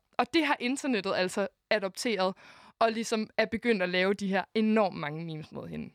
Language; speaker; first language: Danish; native; Danish